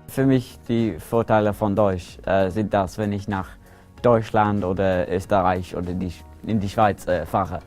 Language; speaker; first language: German; non-native, learner; English